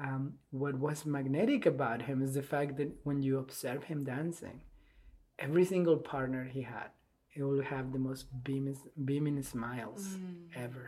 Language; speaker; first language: English; non-native, fluent; Spanish